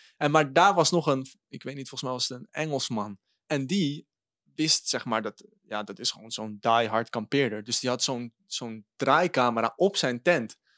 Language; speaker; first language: Dutch; native; Dutch